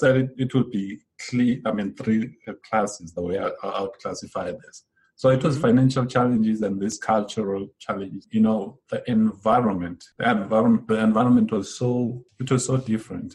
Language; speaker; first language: English; non-native, local second language; Zulu